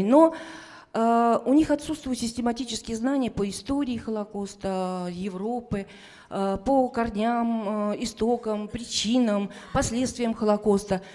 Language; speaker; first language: Russian; native; Russian